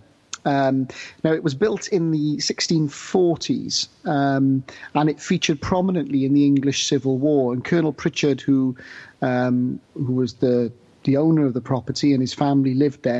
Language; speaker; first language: English; native; English